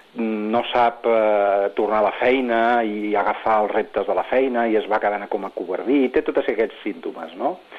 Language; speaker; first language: Catalan; non-native, local second language; Spanish